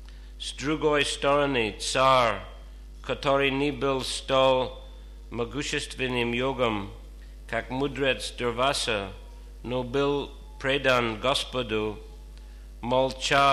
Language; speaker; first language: Russian; non-native, fluent; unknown